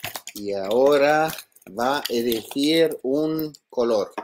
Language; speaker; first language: Spanish; non-native, learner; Italian